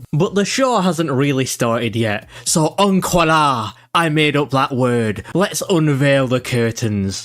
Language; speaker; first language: English; native; English